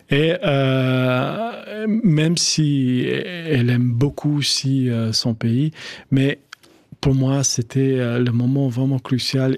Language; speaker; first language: French; non-native, fluent; Albanian